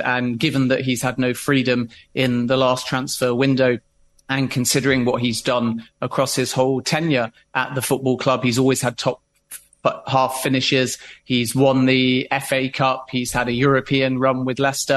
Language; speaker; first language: English; native; English